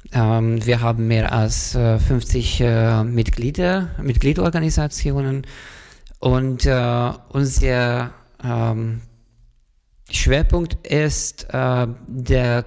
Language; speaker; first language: German; non-native, fluent; Hungarian